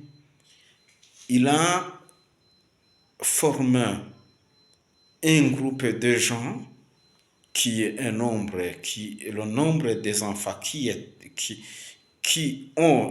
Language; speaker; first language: French; non-native, local second language; Kinyarwanda